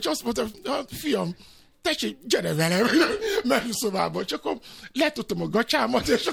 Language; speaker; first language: Hungarian; non-native, fluent; Yoruba